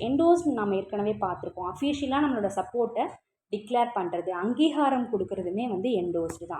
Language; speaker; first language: Tamil; native; Tamil